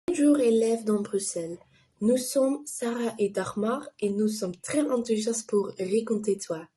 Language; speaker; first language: French; non-native, learner; Dutch